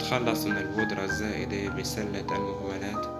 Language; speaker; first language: Arabic; native; Arabic